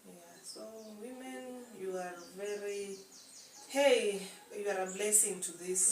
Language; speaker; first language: English; non-native, local second language; Swahili